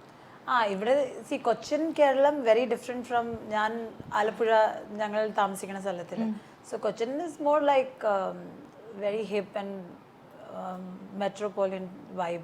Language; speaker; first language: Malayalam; non-native, local second language; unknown